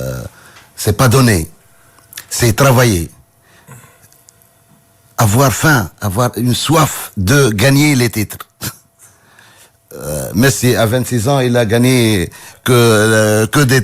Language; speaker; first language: French; non-native, local second language; Arabic